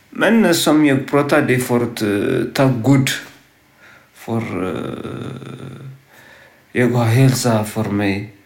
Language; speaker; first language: Swedish; non-native, learner; Tigrinya